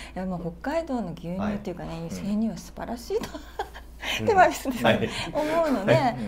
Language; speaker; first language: Japanese; native; Japanese